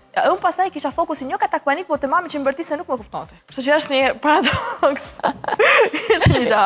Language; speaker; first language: Albanian; early bilingual, heritage; Albanian